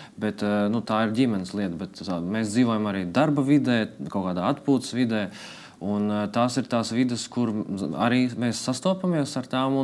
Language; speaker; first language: Latvian; non-native, local second language; Russian